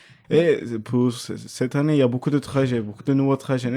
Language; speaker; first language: French; non-native, fluent; Turkish